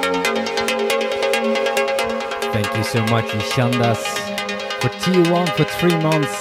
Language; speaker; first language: English; non-native, fluent; Dutch